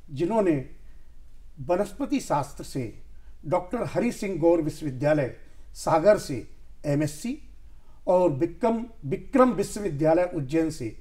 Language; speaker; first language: Hindi; native; Hindi